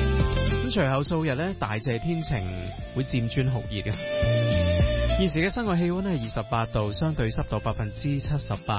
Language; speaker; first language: Chinese; non-native, local second language; Cantonese